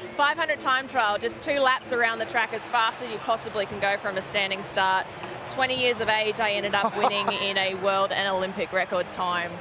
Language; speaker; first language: English; native; English